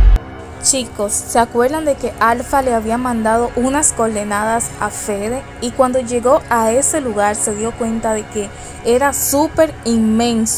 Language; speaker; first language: Spanish; native; Spanish